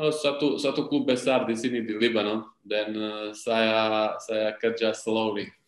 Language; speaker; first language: Indonesian; non-native, learner; Serbian